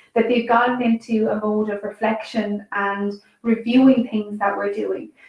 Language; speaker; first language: English; native; English